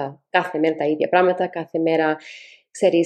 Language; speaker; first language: Greek; early bilingual, heritage; Greek